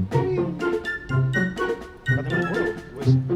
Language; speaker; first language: Russian; native; Russian